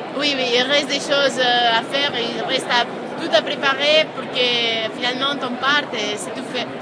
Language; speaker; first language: French; non-native, fluent; Spanish